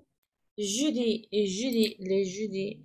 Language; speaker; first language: French; non-native, fluent; Spanish